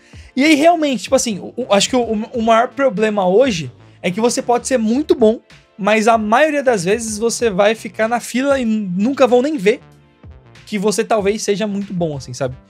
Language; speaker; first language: Portuguese; native; Portuguese